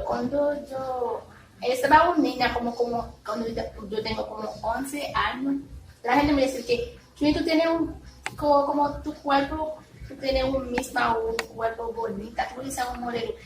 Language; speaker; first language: Spanish; non-native, learner; Haitian Creole